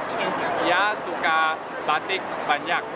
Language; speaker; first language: Indonesian; non-native, learner; Chinese